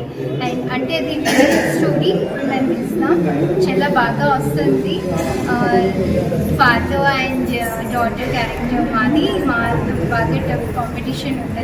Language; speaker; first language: Telugu; non-native, learner; Hindi